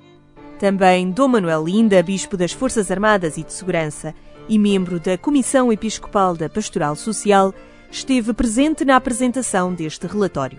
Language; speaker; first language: Portuguese; native; Portuguese